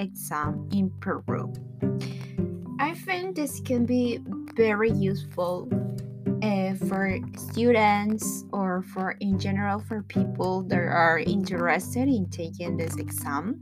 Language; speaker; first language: English; non-native, fluent; Spanish